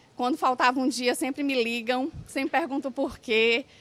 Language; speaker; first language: Portuguese; native; Portuguese